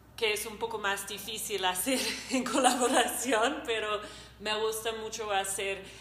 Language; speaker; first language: Spanish; non-native, fluent; English